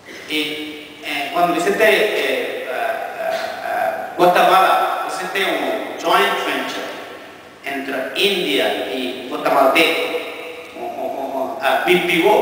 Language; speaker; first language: Spanish; non-native, fluent; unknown